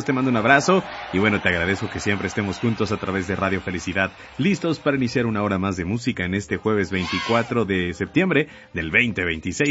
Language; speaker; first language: Spanish; native; Spanish